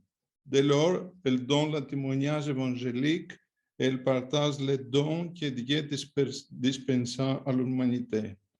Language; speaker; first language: French; non-native, fluent; Greek